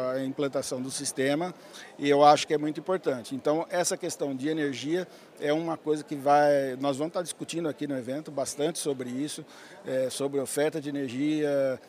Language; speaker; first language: Portuguese; native; Portuguese